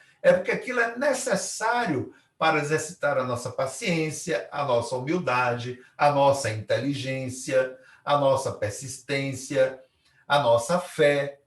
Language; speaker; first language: Portuguese; native; Portuguese